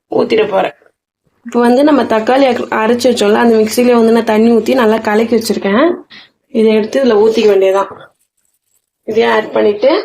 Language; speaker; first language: Tamil; native; Tamil